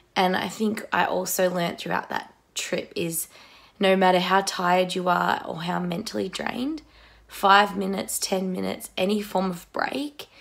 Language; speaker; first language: English; native; English